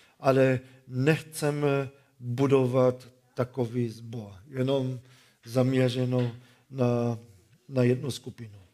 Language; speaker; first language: Czech; non-native, fluent; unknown